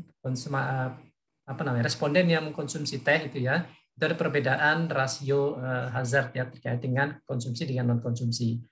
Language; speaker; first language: Indonesian; native; Indonesian